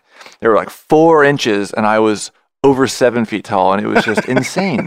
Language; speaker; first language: English; native; English